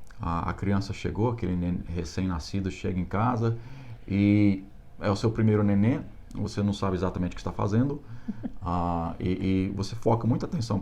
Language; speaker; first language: Portuguese; non-native, fluent; English